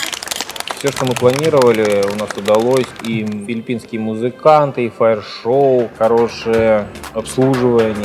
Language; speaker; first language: Russian; native; Russian